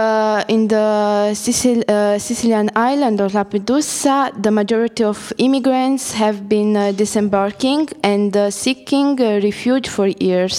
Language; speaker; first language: English; non-native, fluent; Italian